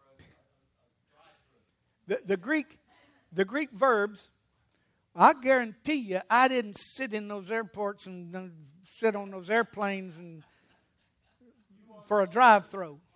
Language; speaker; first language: English; native; English